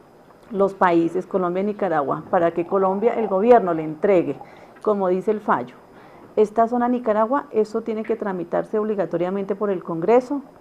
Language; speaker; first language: Spanish; native; Spanish